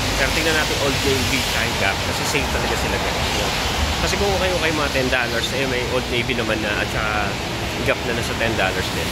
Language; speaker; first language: Filipino; native; Filipino